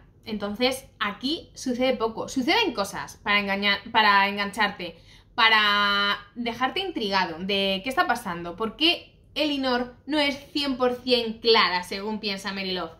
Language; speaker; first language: Spanish; native; Spanish